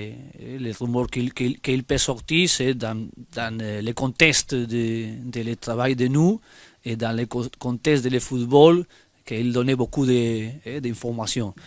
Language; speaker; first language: French; non-native, fluent; Spanish